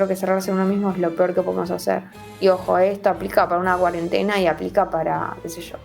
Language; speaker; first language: Spanish; native; Spanish